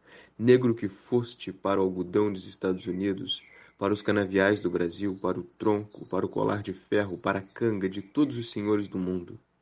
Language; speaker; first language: Portuguese; native; Portuguese